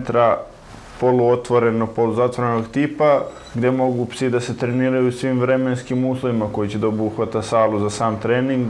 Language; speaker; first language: Serbian; native; Serbian